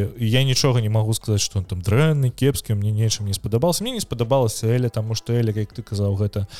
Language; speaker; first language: Belarusian; non-native, local second language; Russian